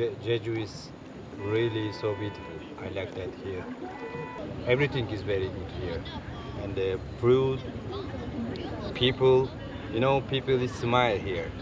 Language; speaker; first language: English; non-native, learner; Korean